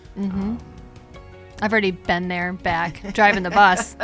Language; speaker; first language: English; native; English